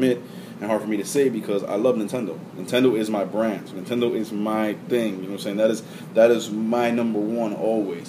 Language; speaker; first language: English; native; English